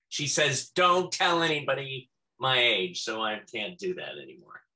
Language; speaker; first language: English; native; English